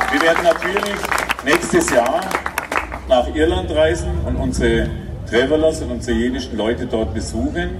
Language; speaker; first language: German; native; German